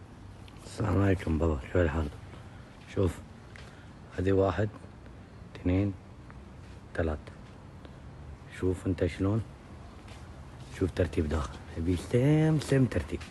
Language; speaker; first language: Arabic; non-native, learner; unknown